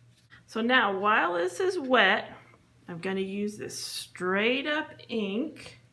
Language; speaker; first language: English; native; English